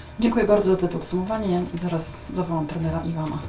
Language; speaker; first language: Polish; native; Polish